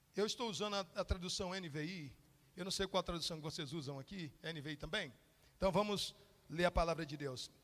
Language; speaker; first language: Portuguese; native; Portuguese